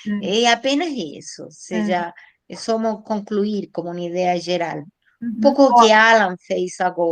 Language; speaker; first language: Portuguese; non-native, fluent; Spanish